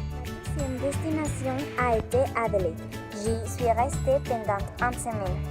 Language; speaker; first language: French; non-native, learner; Spanish